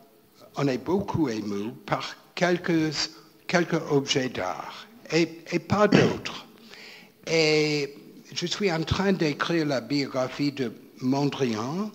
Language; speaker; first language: French; non-native, fluent; English